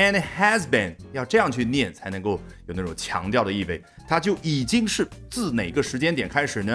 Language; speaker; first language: Chinese; native; Chinese